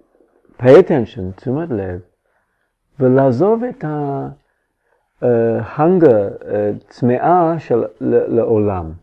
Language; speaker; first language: Hebrew; non-native, fluent; English